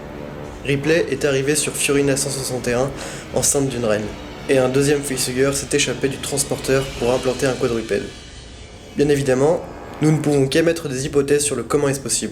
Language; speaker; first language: French; native; French